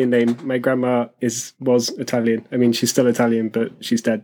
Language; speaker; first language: English; native; English